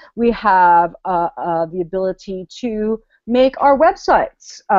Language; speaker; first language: English; native; English